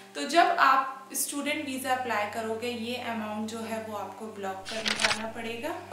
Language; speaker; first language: Hindi; native; Hindi